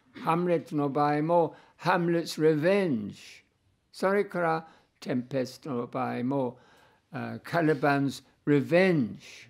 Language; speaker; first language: Japanese; non-native, fluent; English